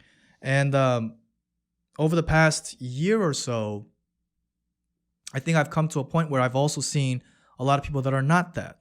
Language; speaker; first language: English; early bilingual, other home language; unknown